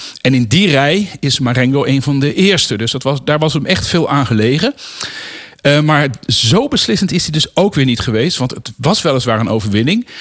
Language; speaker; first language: Dutch; native; Dutch